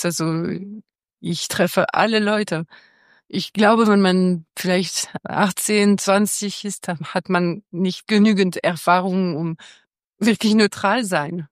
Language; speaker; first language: German; non-native, local second language; French